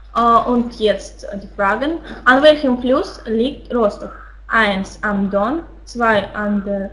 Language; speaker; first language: German; non-native, learner; Russian